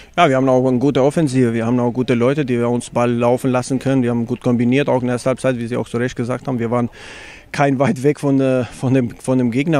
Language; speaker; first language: German; non-native, fluent; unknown